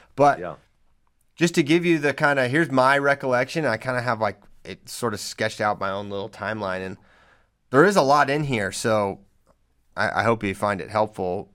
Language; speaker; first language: English; native; English